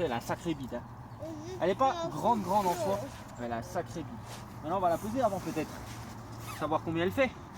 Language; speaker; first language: French; native; French